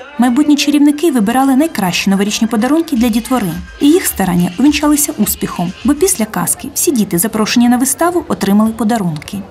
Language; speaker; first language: Ukrainian; native; Ukrainian